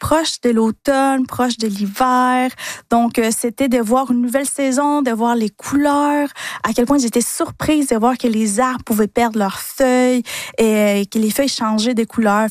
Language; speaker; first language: French; early bilingual, other home language; Spanish